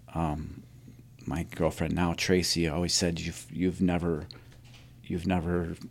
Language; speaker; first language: English; native; English